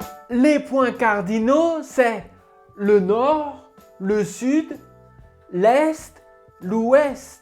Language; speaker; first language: French; native; French